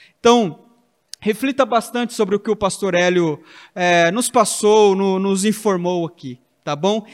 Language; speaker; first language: Portuguese; native; Portuguese